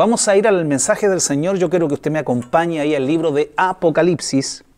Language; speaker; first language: Spanish; native; Spanish